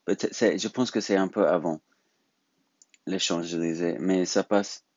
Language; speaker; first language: French; non-native, learner; English